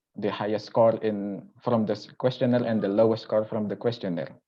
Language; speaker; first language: English; non-native, local second language; Indonesian